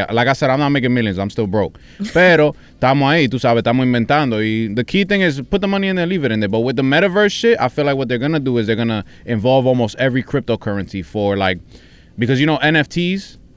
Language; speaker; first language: English; early bilingual, other home language; Spanish